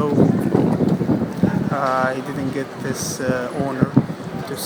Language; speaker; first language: English; non-native, fluent; Arabic